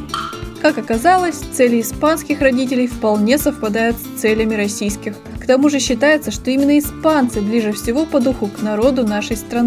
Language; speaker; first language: Russian; native; Russian